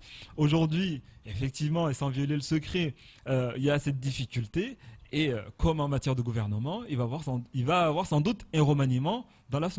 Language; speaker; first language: French; non-native, local second language; Comorian